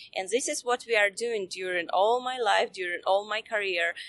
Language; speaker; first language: English; non-native, fluent; Russian